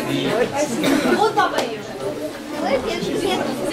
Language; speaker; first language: Russian; native; Russian